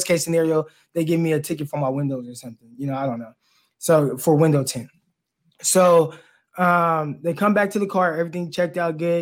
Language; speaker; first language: English; native; English